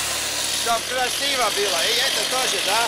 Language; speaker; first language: Russian; non-native, local second language; Latvian